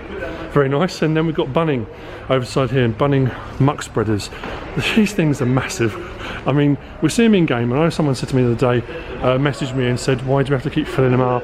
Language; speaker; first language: English; native; English